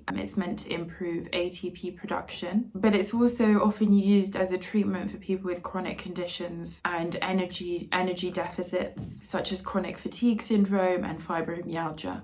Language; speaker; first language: English; native; English